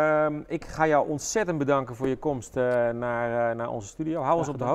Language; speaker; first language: Dutch; native; Dutch